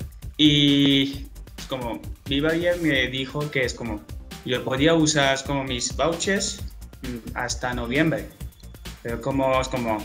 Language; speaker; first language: Spanish; non-native, fluent; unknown